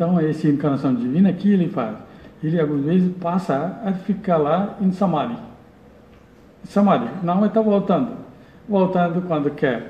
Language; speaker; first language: Portuguese; non-native, learner; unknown